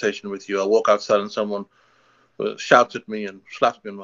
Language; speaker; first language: English; non-native, local second language; Hindi